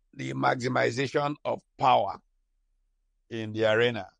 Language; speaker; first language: English; non-native, local second language; Hausa